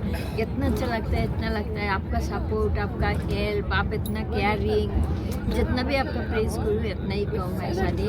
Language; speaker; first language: Hindi; non-native, local second language; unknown